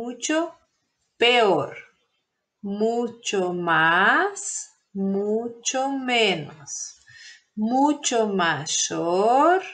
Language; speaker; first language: Spanish; non-native, fluent; Portuguese